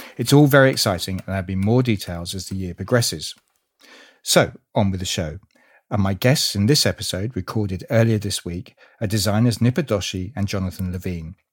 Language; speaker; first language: English; native; English